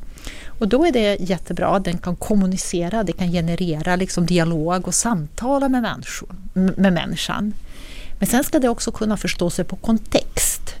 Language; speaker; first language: Swedish; non-native, fluent; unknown